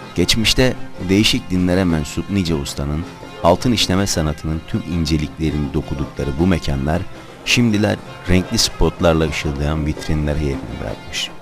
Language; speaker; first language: Turkish; native; Turkish